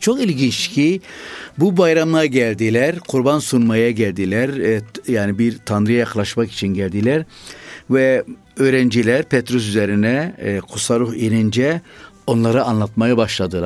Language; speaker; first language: Turkish; non-native, fluent; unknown